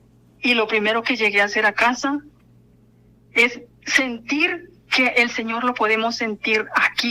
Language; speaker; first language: Spanish; native; Spanish